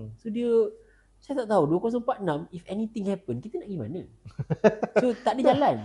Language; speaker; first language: Malay; native; Malay